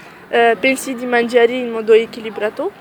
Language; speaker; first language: Italian; non-native, learner; French